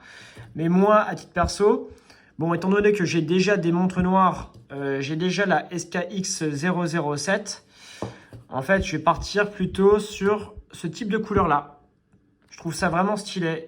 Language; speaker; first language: French; native; French